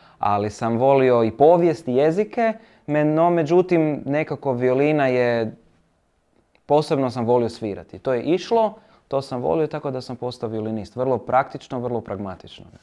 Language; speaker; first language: Croatian; native; Croatian